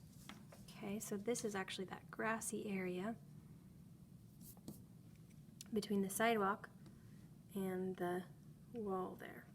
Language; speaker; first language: English; native; English